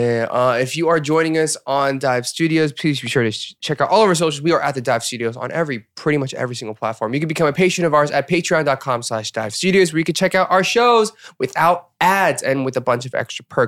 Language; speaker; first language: English; early bilingual, other home language; Korean